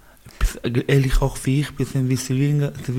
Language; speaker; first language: German; non-native, learner; Baluchi